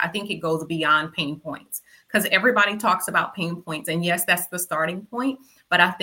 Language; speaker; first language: English; native; English